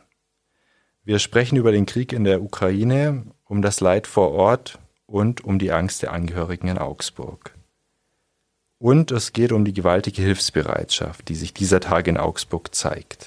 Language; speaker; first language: German; native; German